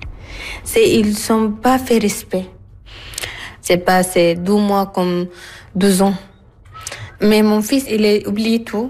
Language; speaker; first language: French; non-native, learner; Arabic